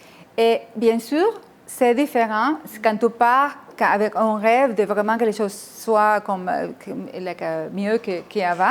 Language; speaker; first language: French; non-native, fluent; Spanish